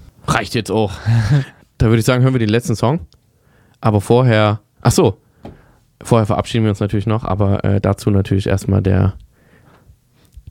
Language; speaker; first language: German; native; German